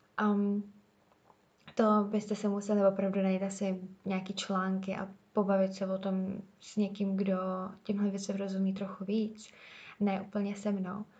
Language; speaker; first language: Czech; native; Czech